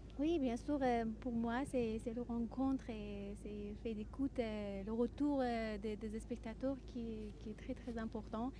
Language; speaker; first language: French; non-native, learner; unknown